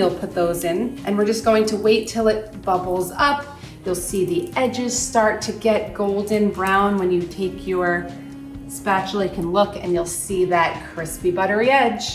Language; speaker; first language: English; native; English